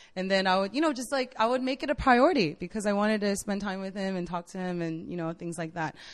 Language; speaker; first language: English; native; English